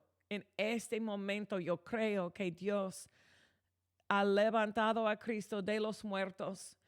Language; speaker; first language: Spanish; non-native, fluent; English